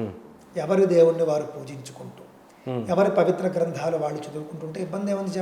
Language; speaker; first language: Telugu; native; Telugu